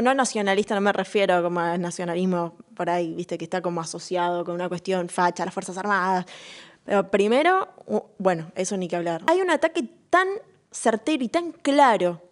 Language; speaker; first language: Spanish; native; Spanish